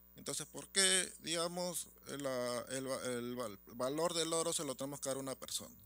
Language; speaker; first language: Spanish; native; Spanish